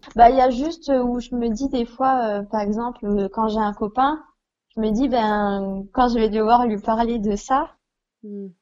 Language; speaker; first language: French; native; French